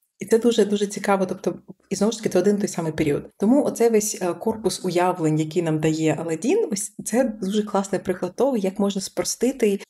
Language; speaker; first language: Ukrainian; early bilingual, other home language; Persian